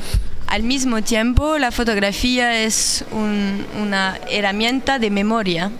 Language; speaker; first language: Spanish; non-native, learner; French